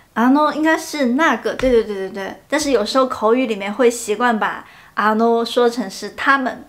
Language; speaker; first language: Chinese; native; Chinese